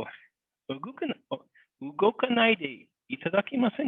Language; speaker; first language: Japanese; non-native, learner; English